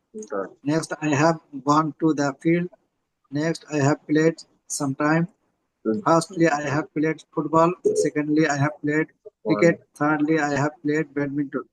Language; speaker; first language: English; non-native, learner; Bangla